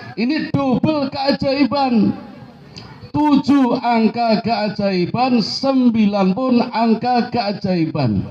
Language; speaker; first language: Indonesian; non-native, local second language; Javanese